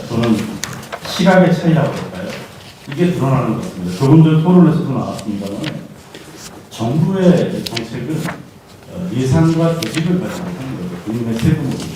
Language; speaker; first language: Korean; native; Korean